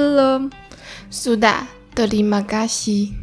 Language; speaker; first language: Indonesian; early bilingual, heritage; Indonesian